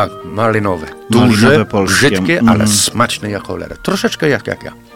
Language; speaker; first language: Polish; non-native, fluent; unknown